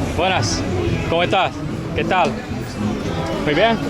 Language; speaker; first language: Spanish; non-native, learner; English